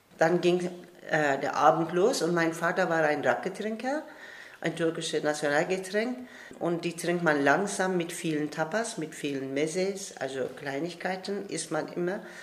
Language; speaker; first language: German; non-native, fluent; Turkish